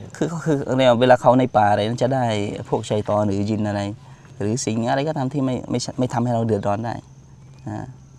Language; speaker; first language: Thai; non-native, local second language; Malay